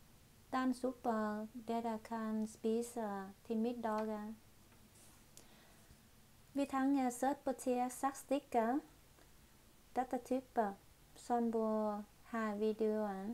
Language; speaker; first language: Norwegian; non-native, learner; Vietnamese